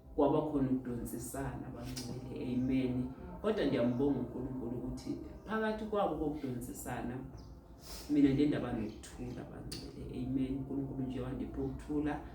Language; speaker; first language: Zulu; non-native, local second language; Xhosa